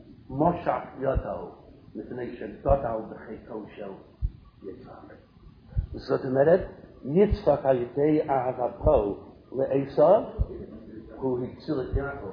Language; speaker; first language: Hebrew; non-native, fluent; English